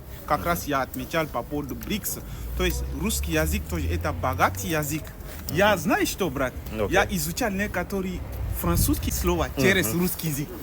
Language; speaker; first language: Russian; non-native, fluent; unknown